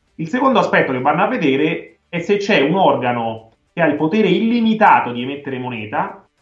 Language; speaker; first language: Italian; native; Italian